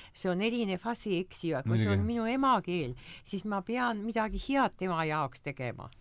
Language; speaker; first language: Estonian; non-native, local second language; Russian